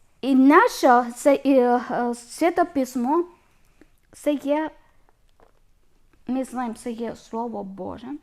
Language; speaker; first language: Ukrainian; non-native, learner; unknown